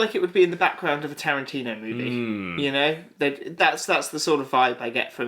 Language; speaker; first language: English; native; English